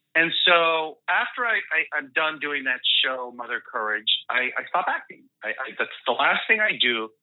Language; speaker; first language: English; early bilingual, other home language; Spanish